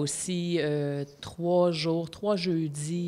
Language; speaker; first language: French; native; French